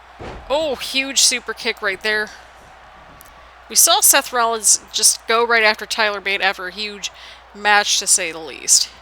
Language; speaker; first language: English; native; English